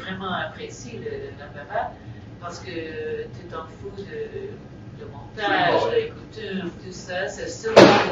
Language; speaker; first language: French; non-native, learner; English